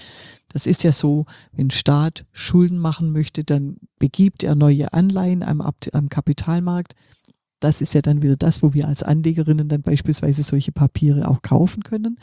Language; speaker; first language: German; native; German